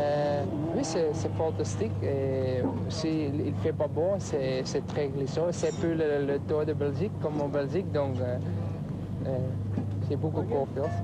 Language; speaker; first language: French; non-native, local second language; Dutch